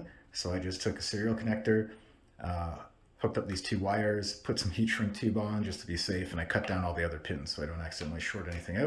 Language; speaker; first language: English; native; English